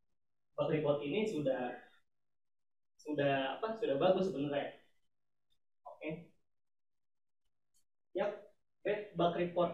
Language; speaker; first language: Indonesian; native; Indonesian